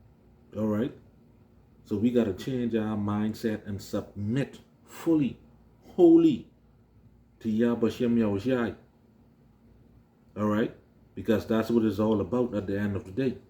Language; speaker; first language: English; native; English